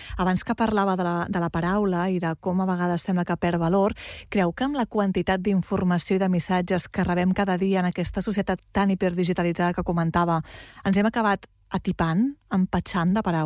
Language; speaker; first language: Catalan; native; Catalan